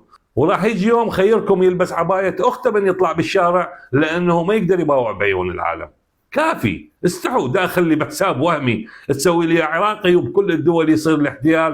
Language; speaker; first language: Arabic; native; Arabic